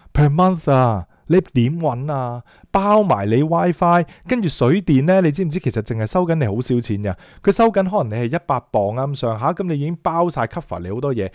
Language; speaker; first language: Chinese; non-native, local second language; Cantonese